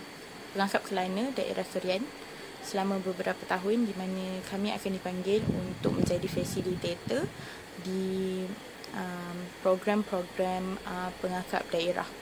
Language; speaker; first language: Malay; native; Malay